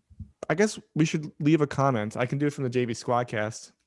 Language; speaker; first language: English; native; English